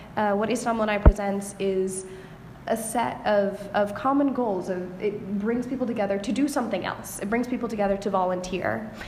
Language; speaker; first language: English; native; English